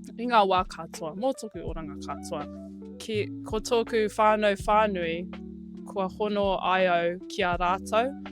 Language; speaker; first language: Māori; non-native, local second language; English